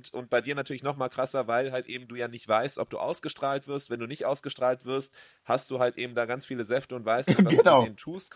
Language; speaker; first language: German; native; German